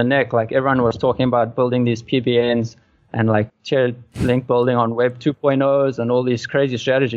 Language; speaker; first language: English; native; English